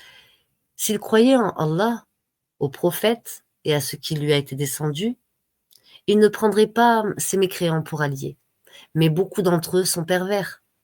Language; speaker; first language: French; native; French